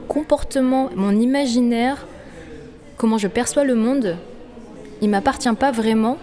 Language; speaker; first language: French; native; French